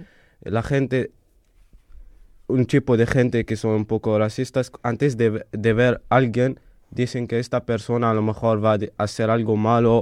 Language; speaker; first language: Spanish; non-native, fluent; Arabic